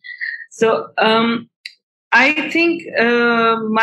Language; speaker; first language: English; non-native, local second language; Hindi